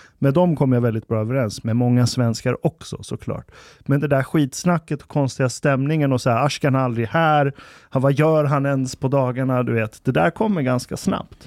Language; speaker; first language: Swedish; early bilingual, other home language; Persian